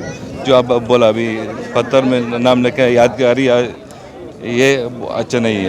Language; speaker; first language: Hindi; non-native, learner; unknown